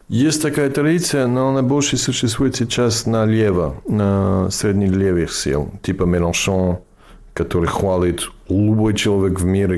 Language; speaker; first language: Russian; non-native, fluent; English